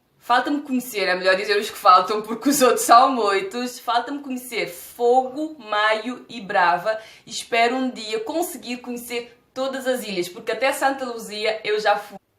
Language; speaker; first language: Portuguese; non-native, local second language; Kabuverdianu